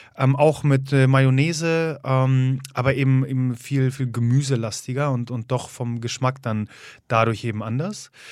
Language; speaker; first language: German; early bilingual, other home language; Polish